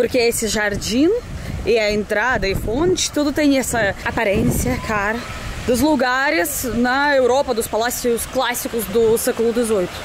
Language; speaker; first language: Portuguese; non-native, fluent; Russian